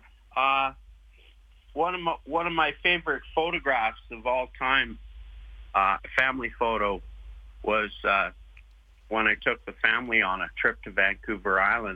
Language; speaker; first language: English; native; English